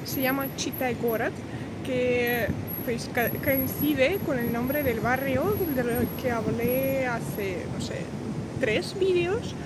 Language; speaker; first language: Spanish; non-native, fluent; Russian